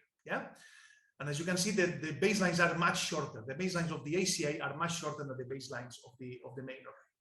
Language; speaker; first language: English; non-native, fluent; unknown